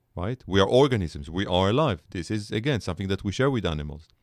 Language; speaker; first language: English; non-native, fluent; Hebrew